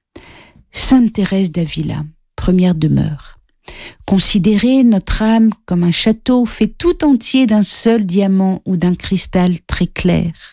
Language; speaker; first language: French; native; French